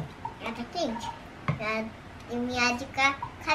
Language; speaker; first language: Portuguese; early bilingual, heritage; Portuguese